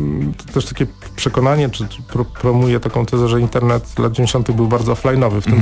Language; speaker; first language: Polish; native; Polish